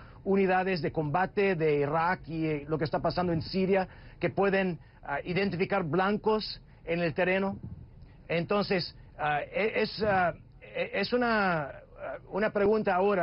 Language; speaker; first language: Spanish; non-native, fluent; English